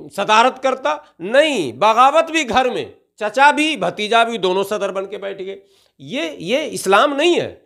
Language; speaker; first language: Hindi; native; Hindi